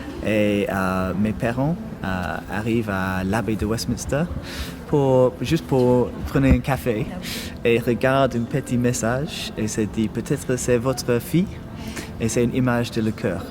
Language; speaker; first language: French; non-native, learner; English